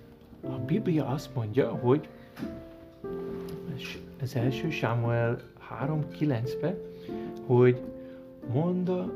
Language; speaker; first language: Hungarian; early bilingual, heritage; Hungarian